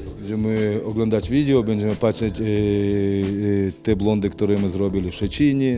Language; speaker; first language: Polish; non-native, learner; Russian